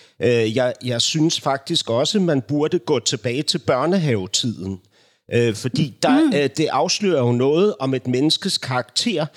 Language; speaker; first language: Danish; native; Danish